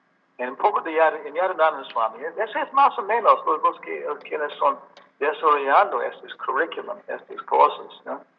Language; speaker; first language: Spanish; non-native, learner; English